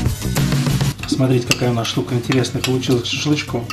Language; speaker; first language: Russian; native; Russian